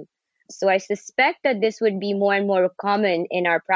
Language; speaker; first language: English; non-native, local second language; Urdu